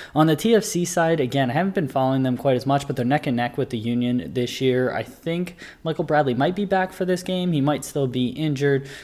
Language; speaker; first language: English; native; English